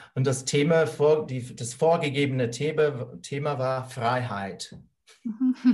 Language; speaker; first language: German; non-native, fluent; English